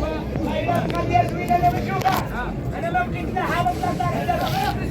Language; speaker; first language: Arabic; native; Arabic